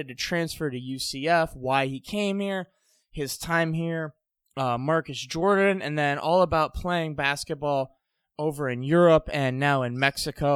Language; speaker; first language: English; native; English